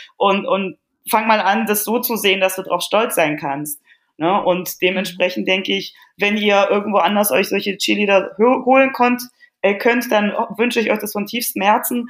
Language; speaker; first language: German; early bilingual, other home language; Polish